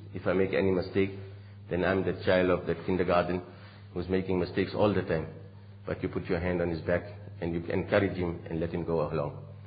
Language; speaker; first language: English; native; English